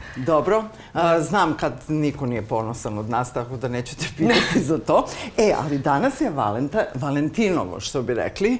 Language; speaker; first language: Bosnian; native; Bosnian